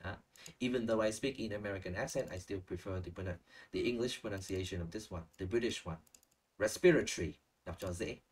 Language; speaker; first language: English; non-native, fluent; Vietnamese